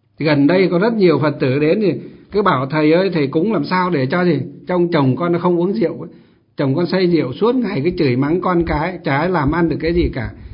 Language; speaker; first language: Vietnamese; native; Vietnamese